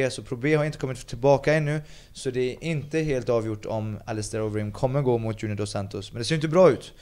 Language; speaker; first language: Swedish; native; Swedish